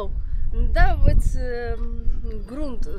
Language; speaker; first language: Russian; non-native, learner; Georgian